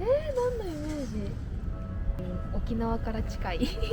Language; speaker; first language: Japanese; native; Japanese